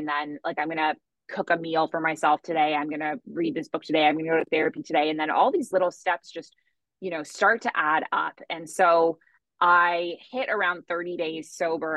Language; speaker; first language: English; native; English